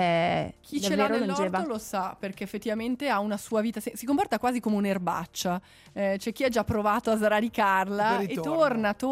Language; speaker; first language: Italian; native; Italian